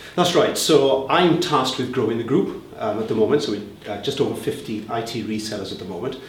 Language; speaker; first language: English; native; English